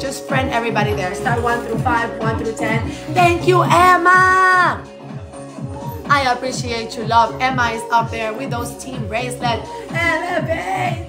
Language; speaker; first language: English; non-native, fluent; Spanish